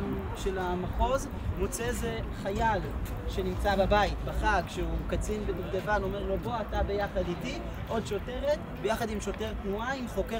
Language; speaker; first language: Hebrew; native; Hebrew